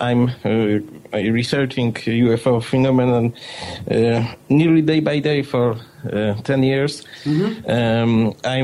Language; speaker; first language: English; non-native, fluent; Polish